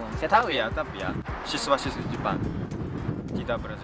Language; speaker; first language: Indonesian; non-native, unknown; Japanese